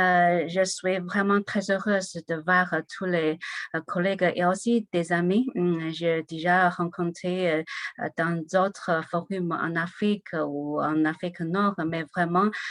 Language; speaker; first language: French; non-native, learner; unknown